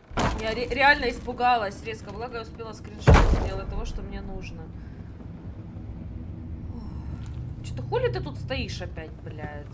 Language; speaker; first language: Russian; native; Russian